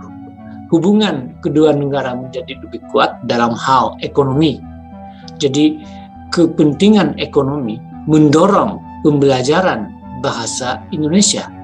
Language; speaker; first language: Indonesian; non-native, fluent; Japanese